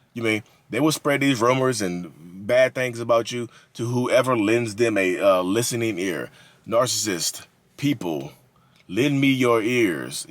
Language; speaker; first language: English; native; English